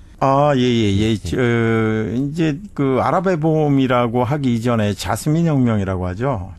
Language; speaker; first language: Korean; native; Korean